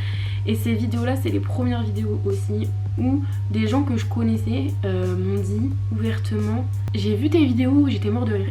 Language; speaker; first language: French; native; French